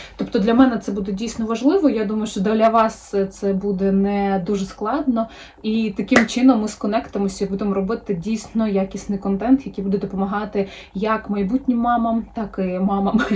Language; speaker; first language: Ukrainian; non-native, local second language; Russian